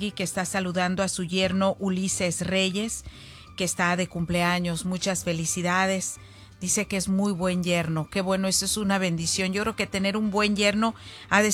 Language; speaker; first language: Spanish; native; Spanish